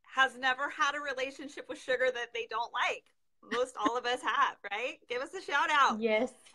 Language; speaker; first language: English; native; English